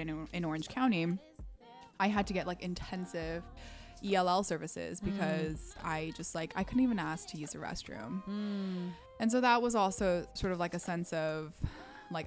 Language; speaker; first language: English; early bilingual, other home language; Korean